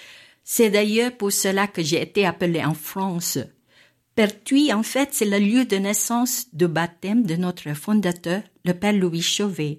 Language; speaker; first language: French; non-native, fluent; Filipino